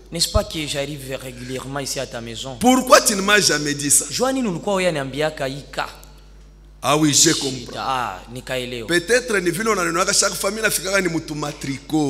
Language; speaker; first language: French; non-native, local second language; Swahili